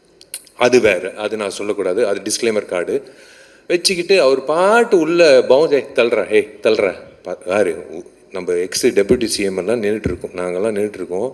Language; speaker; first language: Tamil; native; Tamil